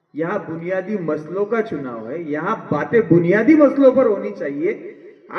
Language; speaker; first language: Hindi; non-native, local second language; Marathi